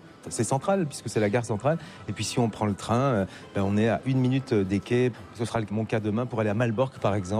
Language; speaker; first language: French; native; French